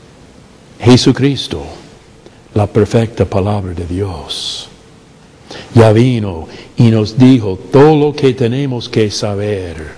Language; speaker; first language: Spanish; non-native, fluent; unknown